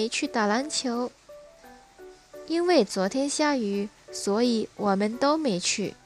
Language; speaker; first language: Chinese; non-native, fluent; Indonesian